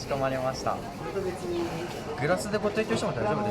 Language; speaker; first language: Japanese; native; Japanese